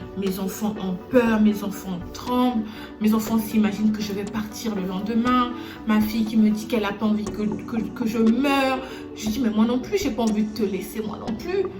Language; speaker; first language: French; non-native, local second language; Lingala